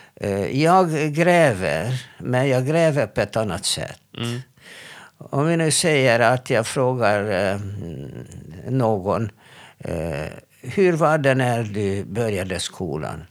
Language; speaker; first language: Swedish; non-native, fluent; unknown